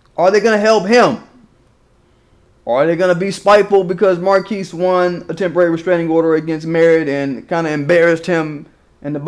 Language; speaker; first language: English; native; English